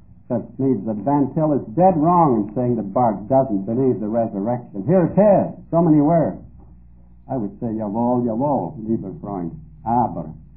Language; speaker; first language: English; early bilingual, other home language; Dutch